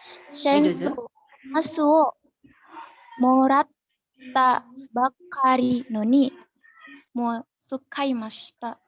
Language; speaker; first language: Japanese; non-native, learner; Indonesian